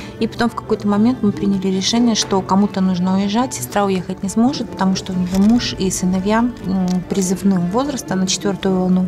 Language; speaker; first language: Russian; native; Russian